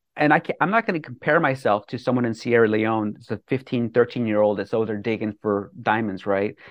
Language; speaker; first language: English; native; English